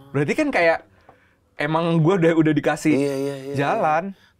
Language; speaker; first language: Indonesian; native; Indonesian